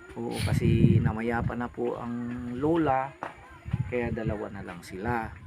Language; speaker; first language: Filipino; non-native, local second language; Iloko